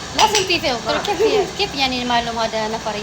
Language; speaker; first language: Arabic; non-native, learner; Filipino